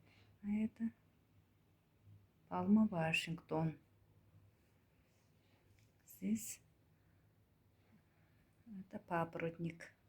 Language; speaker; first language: Russian; non-native, learner; Turkmen